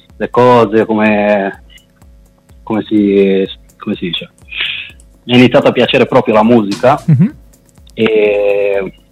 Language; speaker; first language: Italian; native; Italian